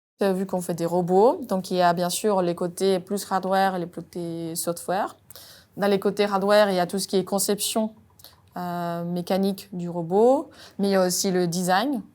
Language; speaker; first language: French; non-native, fluent; Spanish